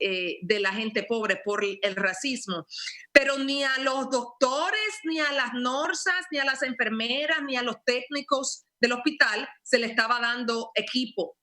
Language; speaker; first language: Spanish; early bilingual, heritage; Spanish